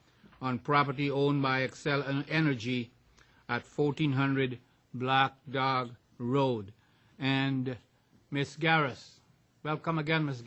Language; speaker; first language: English; native; English